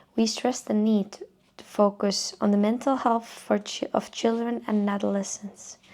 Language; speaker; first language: English; non-native, fluent; Estonian